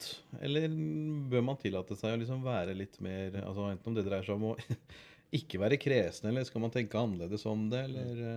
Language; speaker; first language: Norwegian; native; Norwegian